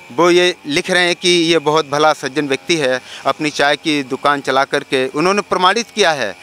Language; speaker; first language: Hindi; native; Hindi